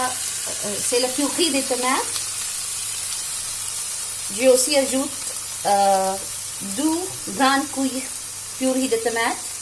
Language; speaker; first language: French; non-native, learner; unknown